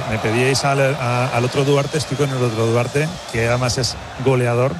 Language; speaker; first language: Spanish; native; Spanish